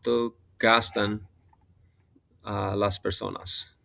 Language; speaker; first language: Spanish; non-native, fluent; English